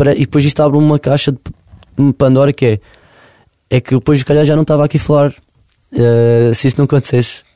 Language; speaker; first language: Portuguese; native; Portuguese